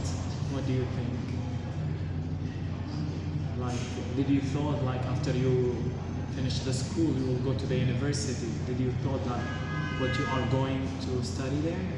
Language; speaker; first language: English; non-native, learner; Arabic